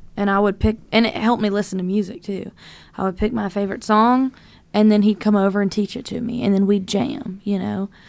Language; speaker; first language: English; native; English